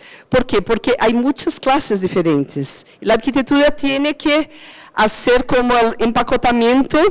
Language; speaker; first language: Spanish; non-native, fluent; Portuguese